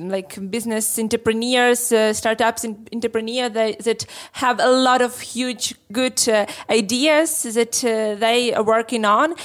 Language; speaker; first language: English; non-native, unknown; Ukrainian